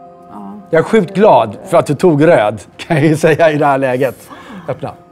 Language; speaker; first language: Swedish; native; Swedish